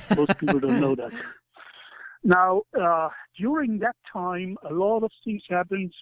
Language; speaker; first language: English; non-native, fluent; German